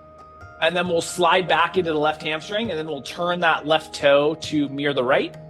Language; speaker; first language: English; native; English